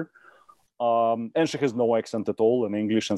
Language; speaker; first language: English; non-native, fluent; Russian